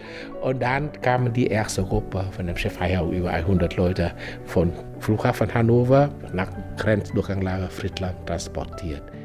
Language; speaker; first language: German; non-native, fluent; Vietnamese